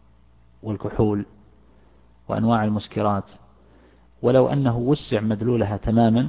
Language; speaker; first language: Arabic; native; Arabic